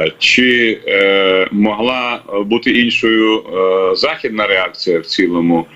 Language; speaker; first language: Ukrainian; native; Ukrainian